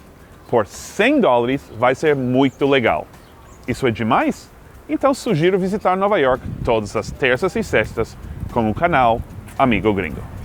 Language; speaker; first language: Portuguese; non-native, fluent; English